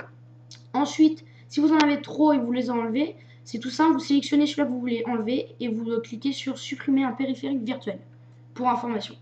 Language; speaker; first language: French; native; French